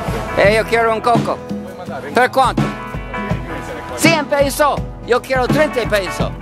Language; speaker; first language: Spanish; non-native, learner; English